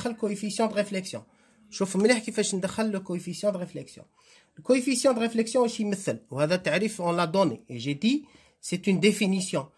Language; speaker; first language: French; non-native, local second language; Arabic